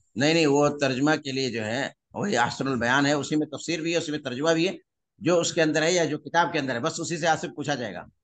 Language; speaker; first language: Urdu; native; Urdu